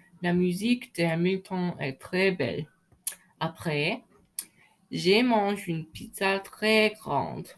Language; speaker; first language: French; non-native, learner; English